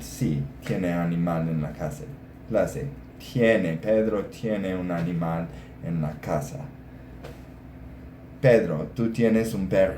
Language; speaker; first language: Spanish; non-native, fluent; English